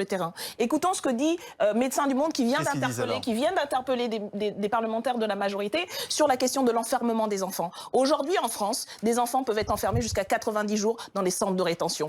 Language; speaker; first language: French; native; French